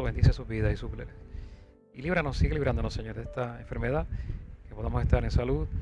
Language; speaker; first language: Spanish; native; Spanish